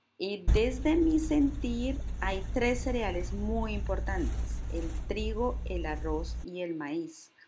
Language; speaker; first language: Spanish; native; Spanish